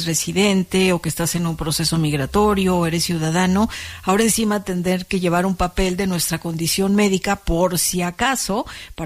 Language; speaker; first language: Spanish; native; Spanish